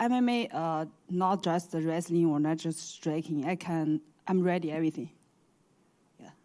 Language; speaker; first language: English; non-native, learner; Chinese